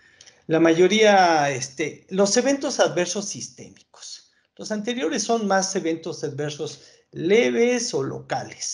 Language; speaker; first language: Spanish; native; Spanish